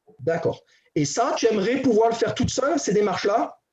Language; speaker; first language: French; native; French